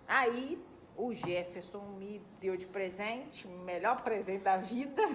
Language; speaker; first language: Portuguese; native; Portuguese